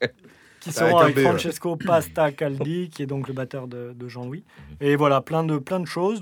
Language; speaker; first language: French; native; French